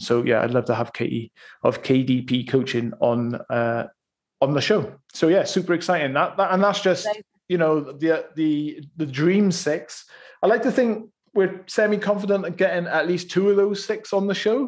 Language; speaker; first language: English; native; English